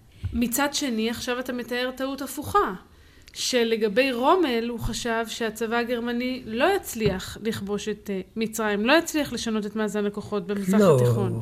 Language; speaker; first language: Hebrew; native; Hebrew